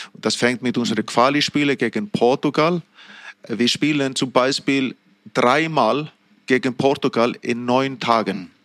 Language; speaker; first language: German; non-native, fluent; Icelandic